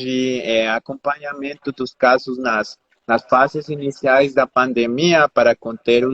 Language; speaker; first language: Portuguese; non-native, fluent; Spanish